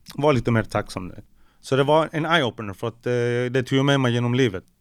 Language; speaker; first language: Swedish; early bilingual, other home language; Spanish